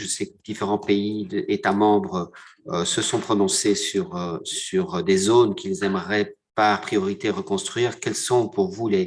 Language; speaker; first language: French; native; French